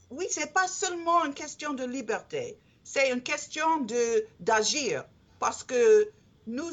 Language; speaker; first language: French; non-native, learner; English